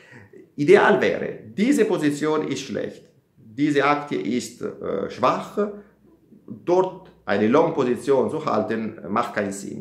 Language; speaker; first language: German; non-native, fluent; Italian